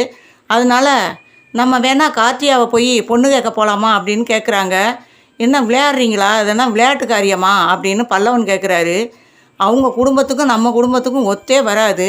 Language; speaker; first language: Tamil; native; Tamil